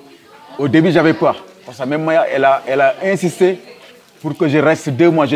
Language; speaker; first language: French; non-native, local second language; Wolof